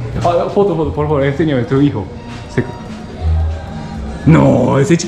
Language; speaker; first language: Spanish; non-native, learner; Japanese